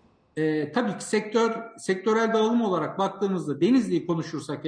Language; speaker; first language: Turkish; native; Turkish